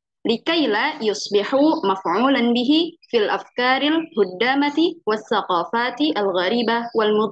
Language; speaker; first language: Arabic; non-native, learner; Indonesian